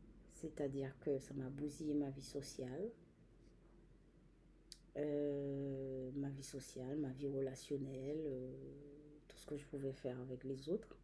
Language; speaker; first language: French; native; French